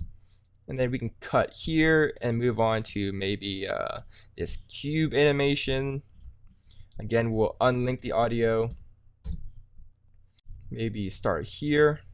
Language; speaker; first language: English; native; English